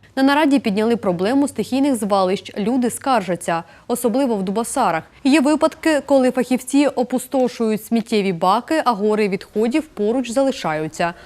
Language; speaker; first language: Ukrainian; native; Ukrainian